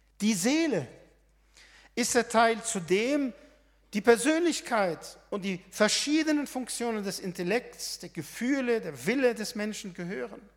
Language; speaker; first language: German; non-native, fluent; Arabic